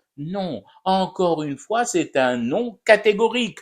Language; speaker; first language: French; non-native, local second language; Arabic